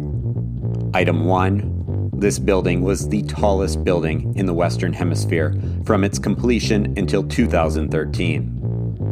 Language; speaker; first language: English; native; English